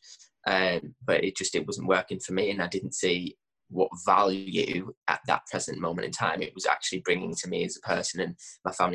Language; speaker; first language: English; native; English